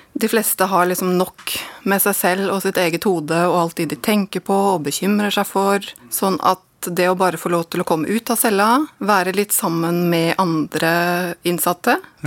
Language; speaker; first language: Norwegian; native; Norwegian